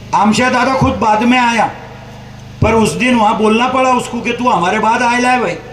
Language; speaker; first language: Hindi; non-native, local second language; Marathi